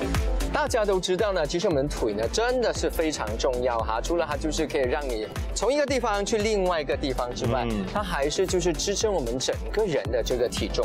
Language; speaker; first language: Chinese; native; Chinese